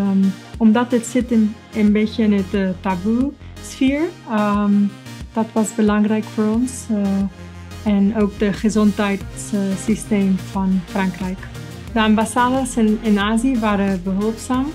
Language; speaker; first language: Dutch; non-native, fluent; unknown